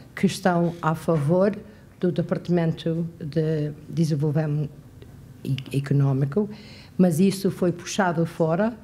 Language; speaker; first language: Portuguese; native; Portuguese